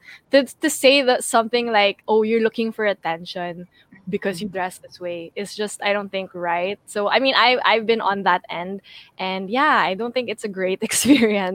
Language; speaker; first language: English; native; English